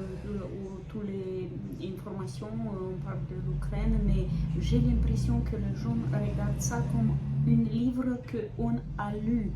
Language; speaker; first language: French; non-native, fluent; Ukrainian